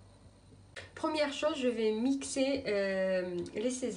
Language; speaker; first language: French; non-native, local second language; Arabic